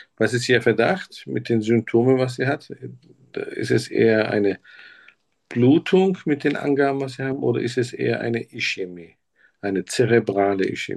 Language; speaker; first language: German; native; German